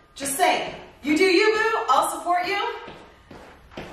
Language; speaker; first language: English; native; English